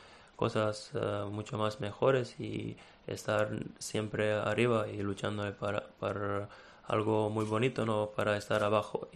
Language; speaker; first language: Spanish; non-native, fluent; Serbian